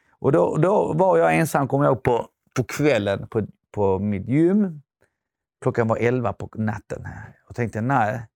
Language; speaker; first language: Swedish; early bilingual, other home language; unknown